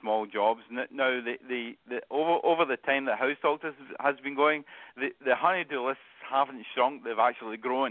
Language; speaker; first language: English; native; English